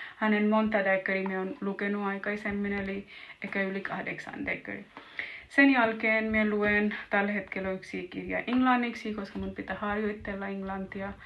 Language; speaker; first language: Finnish; non-native, learner; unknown